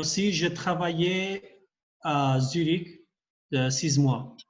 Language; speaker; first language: French; non-native, learner; Albanian